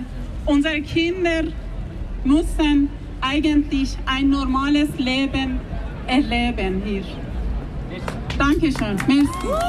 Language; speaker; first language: German; non-native, fluent; Persian